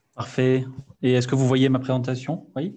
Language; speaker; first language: French; native; French